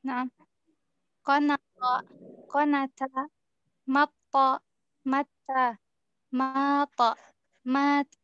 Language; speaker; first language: Arabic; non-native, learner; Indonesian